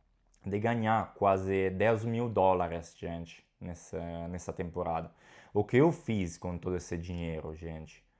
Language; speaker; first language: Portuguese; non-native, fluent; Italian